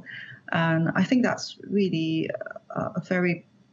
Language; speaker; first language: English; non-native, local second language; Cantonese